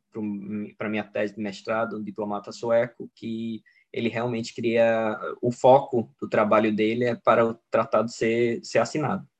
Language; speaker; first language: Portuguese; non-native, fluent; Swedish